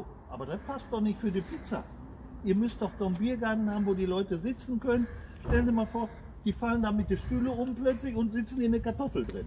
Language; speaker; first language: German; native; German